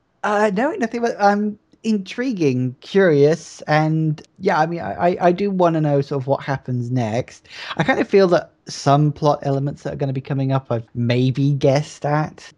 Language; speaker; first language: English; native; English